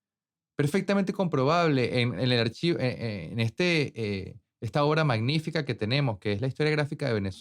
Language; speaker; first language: Spanish; native; Spanish